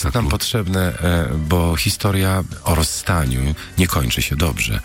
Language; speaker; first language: Polish; native; Polish